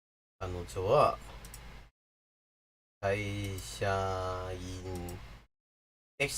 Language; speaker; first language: Japanese; non-native, learner; English